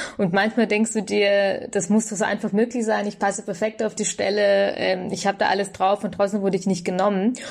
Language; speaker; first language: German; early bilingual, other home language; Russian